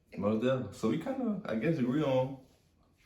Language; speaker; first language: English; native; English